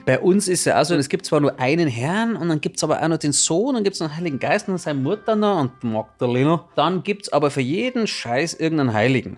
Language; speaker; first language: German; native; German